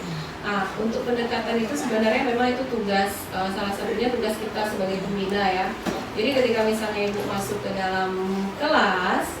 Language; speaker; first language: Indonesian; non-native, local second language; Minangkabau